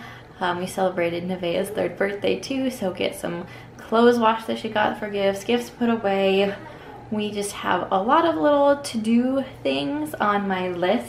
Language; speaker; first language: English; native; English